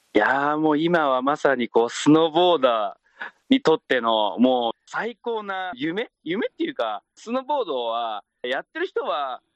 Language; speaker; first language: Japanese; non-native, fluent; Chinese